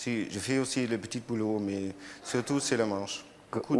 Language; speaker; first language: French; non-native, learner; German